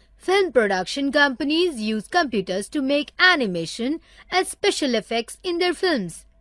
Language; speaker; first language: English; non-native, local second language; Urdu